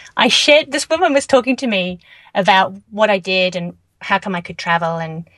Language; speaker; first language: English; native; English